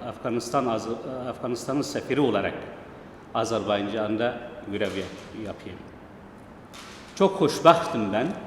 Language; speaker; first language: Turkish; non-native, learner; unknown